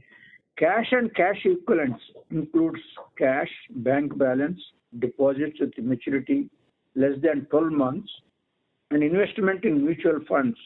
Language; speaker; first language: English; non-native, local second language; Telugu